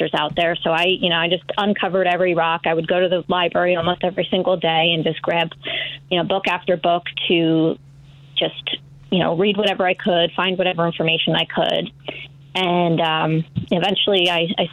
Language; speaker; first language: English; native; English